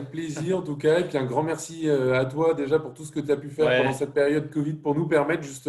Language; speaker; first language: French; native; French